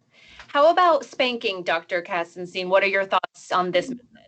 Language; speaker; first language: English; native; English